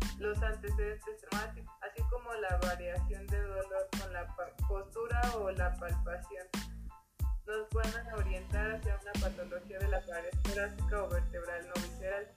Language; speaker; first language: Spanish; native; Spanish